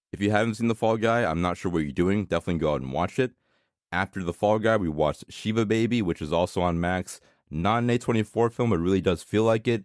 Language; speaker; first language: English; native; English